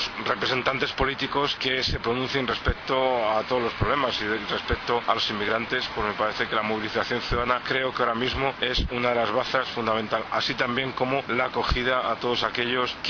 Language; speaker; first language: Spanish; native; Spanish